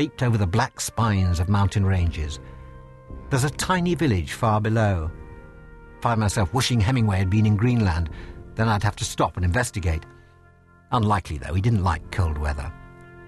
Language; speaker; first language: English; native; English